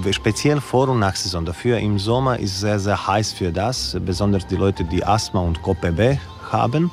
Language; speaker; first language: German; non-native, learner; Croatian